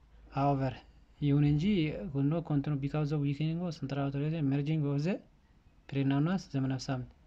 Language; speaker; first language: English; non-native, fluent; Amharic